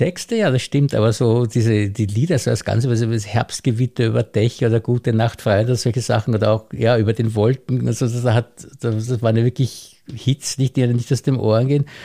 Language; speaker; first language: German; native; German